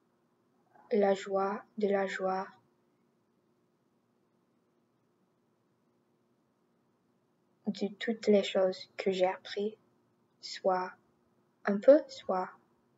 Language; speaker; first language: French; non-native, learner; English